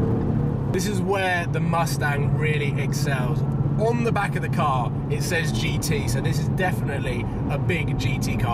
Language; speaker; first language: English; native; English